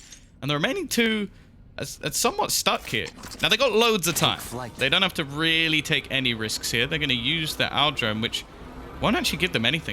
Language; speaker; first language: English; native; English